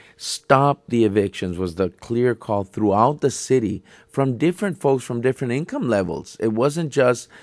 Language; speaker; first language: English; native; English